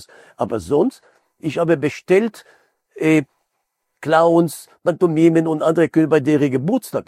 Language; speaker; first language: German; non-native, fluent; Hebrew